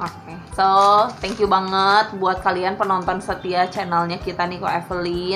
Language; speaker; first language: Indonesian; native; Indonesian